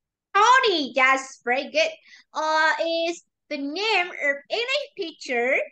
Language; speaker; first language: English; non-native, learner; Vietnamese